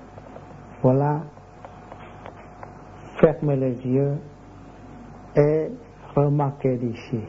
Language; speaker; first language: French; non-native, learner; Vietnamese